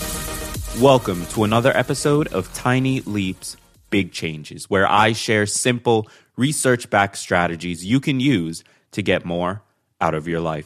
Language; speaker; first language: English; native; English